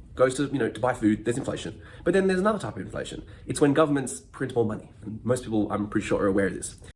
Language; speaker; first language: English; native; English